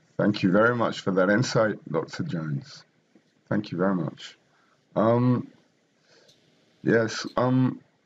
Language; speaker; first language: English; non-native, fluent; French